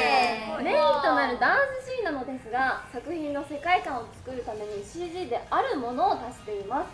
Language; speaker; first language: Japanese; native; Japanese